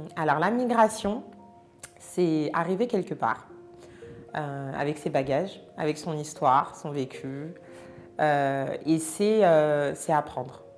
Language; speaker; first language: French; native; French